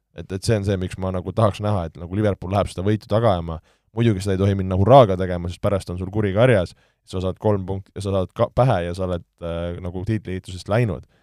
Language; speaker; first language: Estonian; native; Estonian